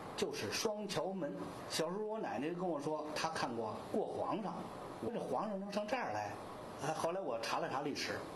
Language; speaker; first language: Chinese; native; Chinese